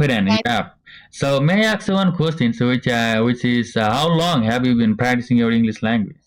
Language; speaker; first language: English; non-native, learner; Bangla